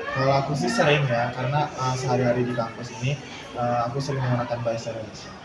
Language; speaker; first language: Indonesian; non-native, local second language; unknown